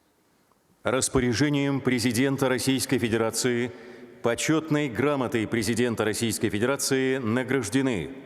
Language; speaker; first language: Russian; native; Russian